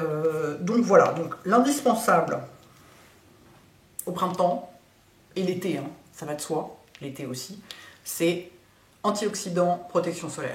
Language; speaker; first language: French; native; French